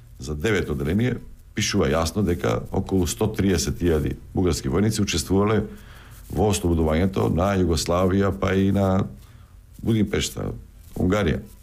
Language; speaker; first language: Macedonian; native; Macedonian